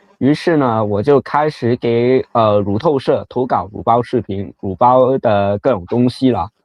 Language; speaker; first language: Chinese; non-native, local second language; Cantonese